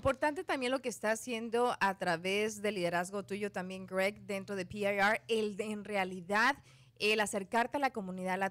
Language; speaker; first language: Spanish; native; Spanish